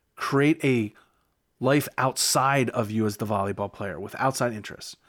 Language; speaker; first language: English; native; English